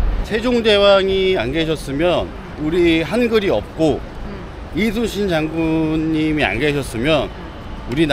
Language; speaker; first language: Korean; native; Korean